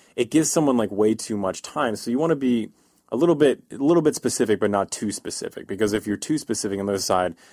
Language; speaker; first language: English; native; English